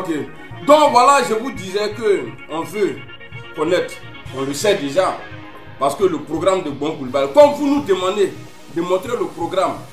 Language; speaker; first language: French; native; French